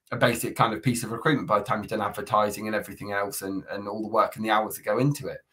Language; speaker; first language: English; native; English